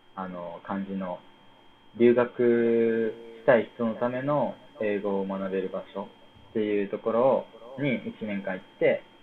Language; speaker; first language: Japanese; native; Japanese